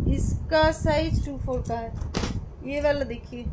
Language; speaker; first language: Hindi; non-native, local second language; Bangla